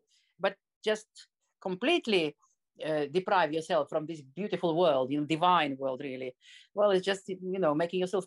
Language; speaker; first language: English; non-native, fluent; Russian